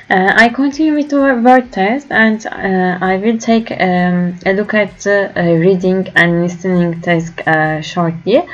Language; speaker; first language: English; non-native, learner; Turkish